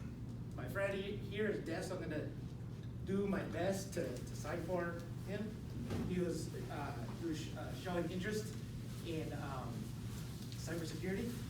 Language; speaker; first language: English; non-native, fluent; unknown